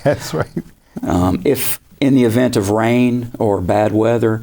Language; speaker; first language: English; native; English